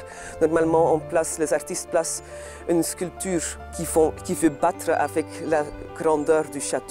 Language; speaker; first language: French; non-native, local second language; Dutch